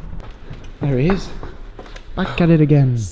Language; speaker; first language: English; native; English